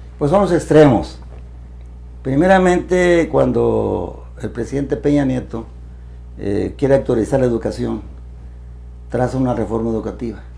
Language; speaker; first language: Spanish; native; Spanish